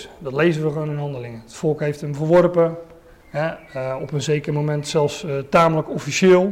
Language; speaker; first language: Dutch; native; Dutch